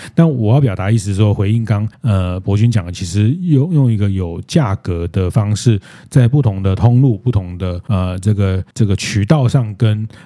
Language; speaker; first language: Chinese; native; Chinese